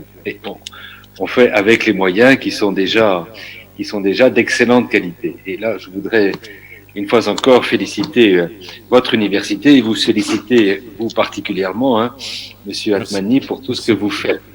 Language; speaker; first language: French; native; French